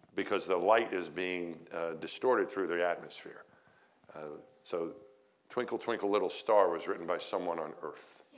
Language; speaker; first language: English; native; English